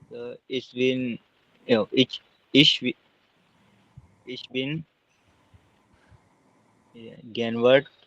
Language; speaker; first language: German; non-native, learner; Hindi